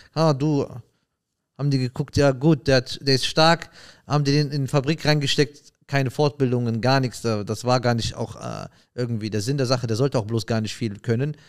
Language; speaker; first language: German; early bilingual, other home language; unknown